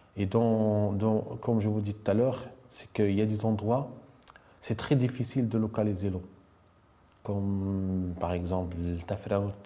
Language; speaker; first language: French; non-native, local second language; Arabic